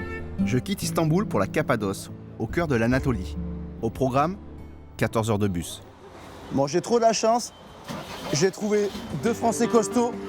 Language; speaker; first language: French; native; French